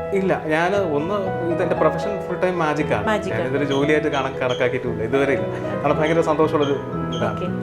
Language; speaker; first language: Malayalam; non-native, local second language; Tamil